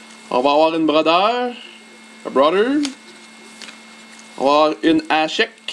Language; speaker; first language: French; native; French